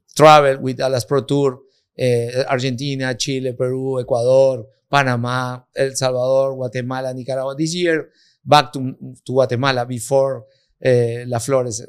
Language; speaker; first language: English; non-native, learner; Spanish